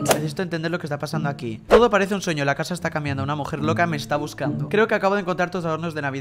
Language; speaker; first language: Spanish; native; Spanish